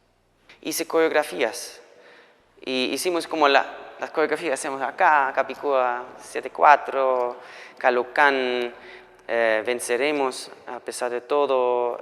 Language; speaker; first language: Spanish; non-native, fluent; German